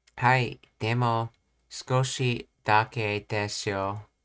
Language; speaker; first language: Japanese; non-native, learner; English